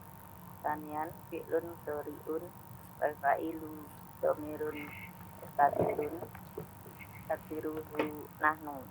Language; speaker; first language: Arabic; non-native, learner; Indonesian